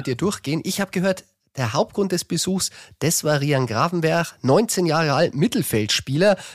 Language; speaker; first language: German; native; German